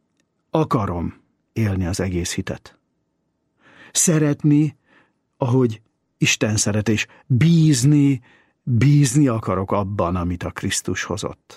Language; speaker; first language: Hungarian; native; Hungarian